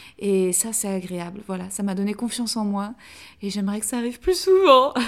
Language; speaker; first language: French; native; French